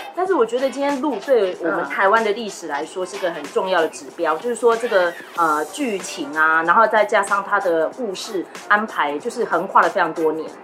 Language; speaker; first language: Chinese; native; Chinese